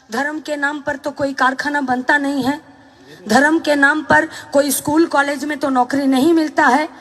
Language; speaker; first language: Hindi; non-native, local second language; Bangla